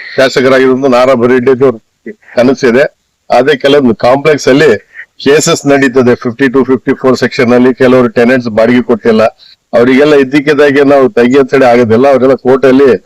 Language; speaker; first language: Kannada; non-native, local second language; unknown